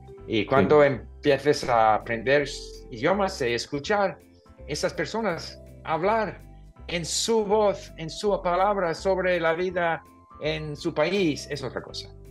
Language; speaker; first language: Spanish; non-native, fluent; English